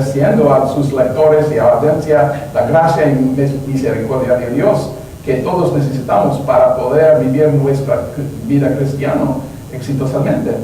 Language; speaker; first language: Spanish; non-native, learner; English